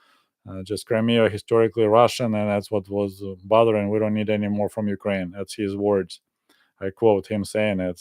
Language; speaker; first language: English; non-native, fluent; Russian